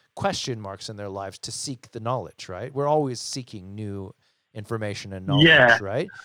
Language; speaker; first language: English; native; English